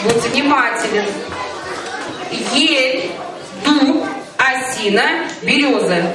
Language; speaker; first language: Russian; native; Russian